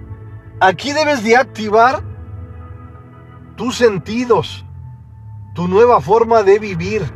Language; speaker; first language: Spanish; native; Spanish